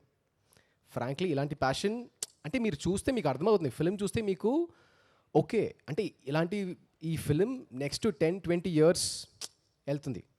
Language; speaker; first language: Telugu; early bilingual, heritage; Telugu